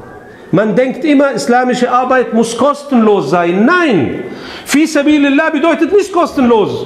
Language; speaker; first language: German; non-native, fluent; Arabic